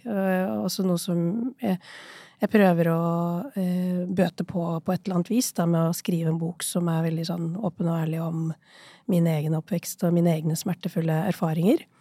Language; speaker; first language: Norwegian; early bilingual, other home language; Urdu